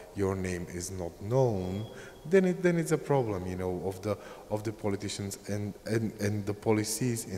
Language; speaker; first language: English; non-native, fluent; Czech